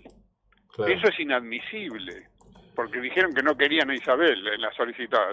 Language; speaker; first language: Spanish; native; Spanish